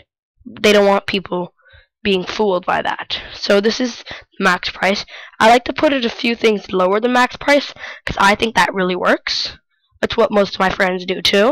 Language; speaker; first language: English; native; English